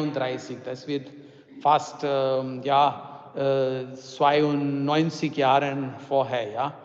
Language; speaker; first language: German; non-native, fluent; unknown